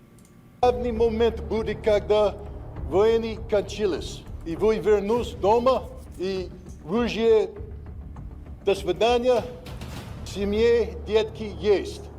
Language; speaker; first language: Russian; non-native, learner; English